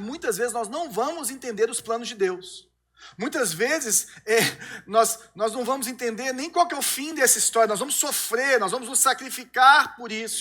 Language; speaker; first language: Portuguese; native; Portuguese